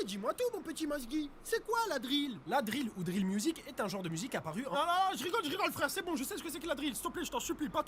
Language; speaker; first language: French; native; French